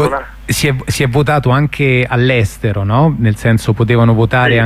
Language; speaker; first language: Italian; native; Italian